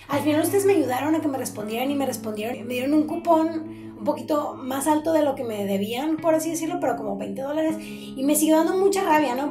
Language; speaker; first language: Spanish; native; Spanish